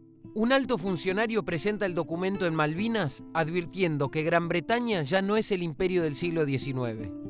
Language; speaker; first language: Spanish; native; Spanish